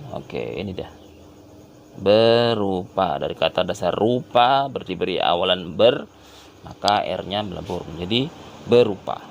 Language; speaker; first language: Indonesian; native; Indonesian